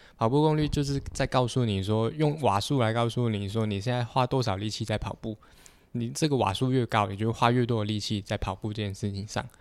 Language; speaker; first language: Chinese; non-native, local second language; Cantonese